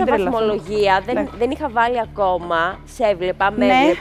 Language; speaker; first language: Greek; native; Greek